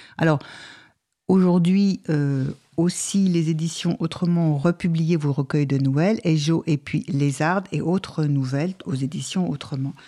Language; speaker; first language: French; native; French